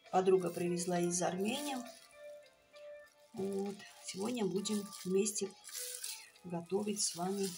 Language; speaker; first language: Russian; non-native, fluent; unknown